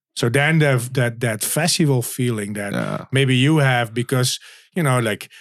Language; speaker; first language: English; non-native, fluent; Dutch